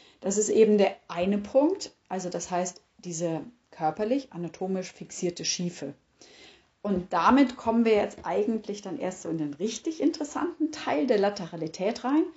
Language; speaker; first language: German; native; German